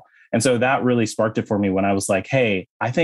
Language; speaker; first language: English; native; English